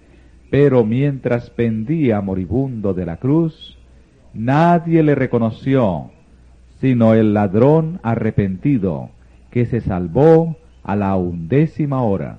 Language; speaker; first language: Spanish; native; Spanish